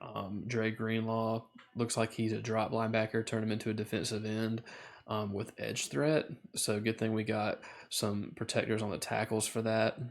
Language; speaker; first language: English; native; English